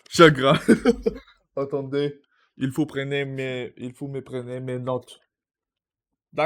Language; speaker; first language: French; non-native, learner; Russian